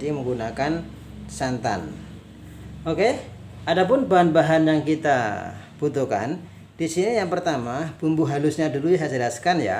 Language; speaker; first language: Indonesian; native; Indonesian